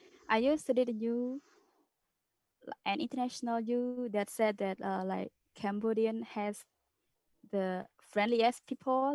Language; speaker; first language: English; non-native, learner; Khmer